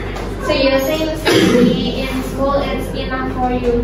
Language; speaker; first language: English; non-native, learner; Indonesian